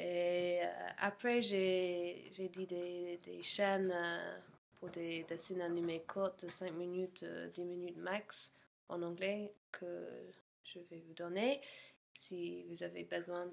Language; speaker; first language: French; non-native, fluent; English